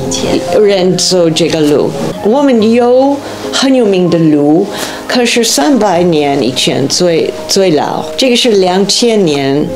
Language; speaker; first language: Chinese; non-native, learner; English